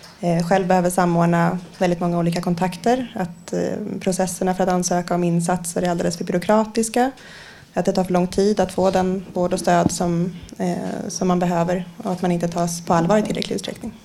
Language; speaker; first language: Swedish; native; Swedish